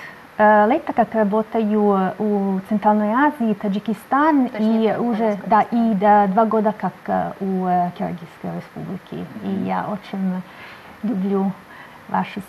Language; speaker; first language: Russian; non-native, learner; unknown